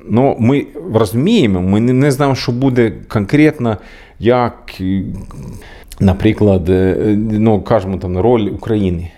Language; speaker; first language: Ukrainian; non-native, learner; Swedish